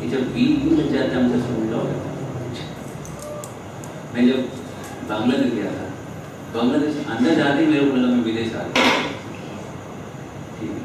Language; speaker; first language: Hindi; native; Hindi